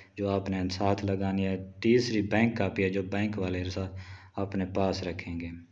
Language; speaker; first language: Urdu; non-native, local second language; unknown